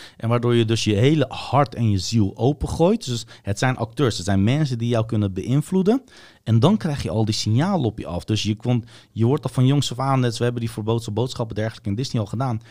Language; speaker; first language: Dutch; early bilingual, other home language; Bosnian